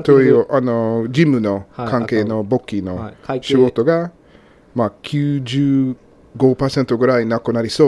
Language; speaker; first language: Japanese; non-native, learner; English